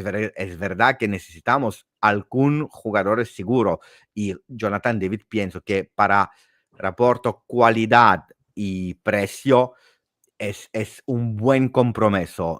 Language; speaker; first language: Spanish; non-native, fluent; Italian